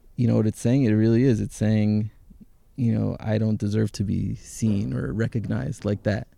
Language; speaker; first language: English; early bilingual, other home language; Hebrew